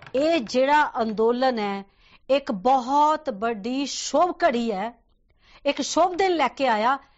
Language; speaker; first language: Punjabi; native; Punjabi